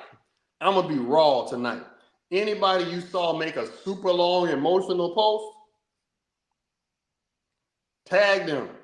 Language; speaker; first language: English; native; English